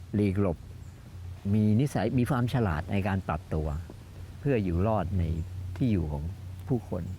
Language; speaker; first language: Thai; native; Thai